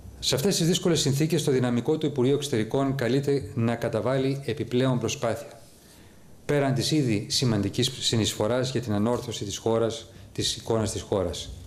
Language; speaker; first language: Greek; early bilingual, heritage; Greek